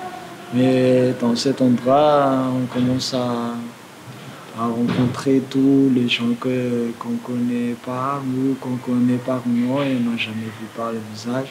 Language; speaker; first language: French; non-native, local second language; Malagasy